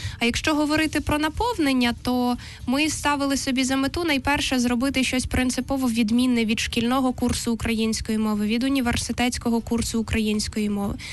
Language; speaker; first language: Ukrainian; native; Ukrainian